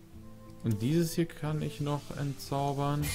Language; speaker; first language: German; native; German